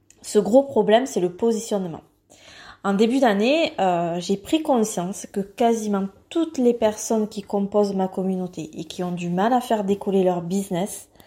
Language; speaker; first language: French; native; French